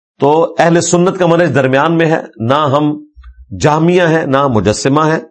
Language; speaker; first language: Urdu; non-native, local second language; Punjabi